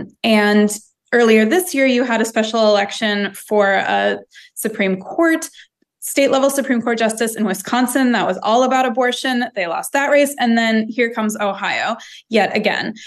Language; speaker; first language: English; native; English